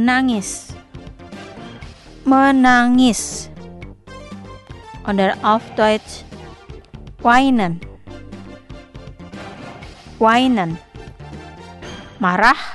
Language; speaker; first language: German; non-native, fluent; Indonesian